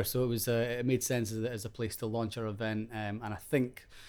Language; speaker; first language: English; native; English